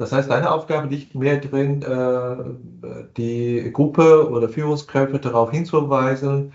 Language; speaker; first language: German; non-native, fluent; Chinese